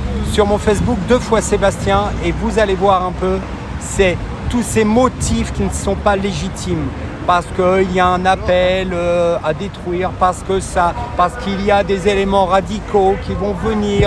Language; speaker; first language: French; native; French